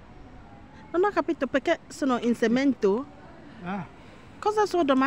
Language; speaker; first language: Italian; non-native, learner; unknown